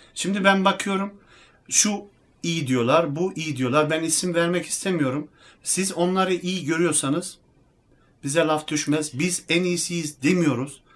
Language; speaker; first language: Turkish; early bilingual, heritage; Turkish